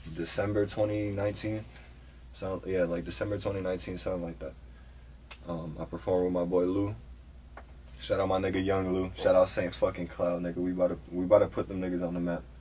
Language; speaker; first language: English; native; English